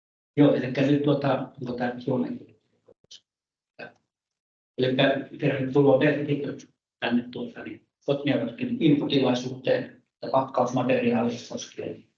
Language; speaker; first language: Finnish; non-native, local second language; Swedish